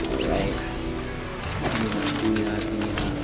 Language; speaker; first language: English; native; English